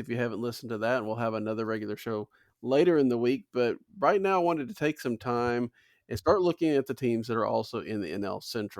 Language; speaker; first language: English; native; English